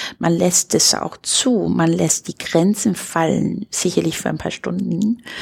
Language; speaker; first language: German; non-native, fluent; Chinese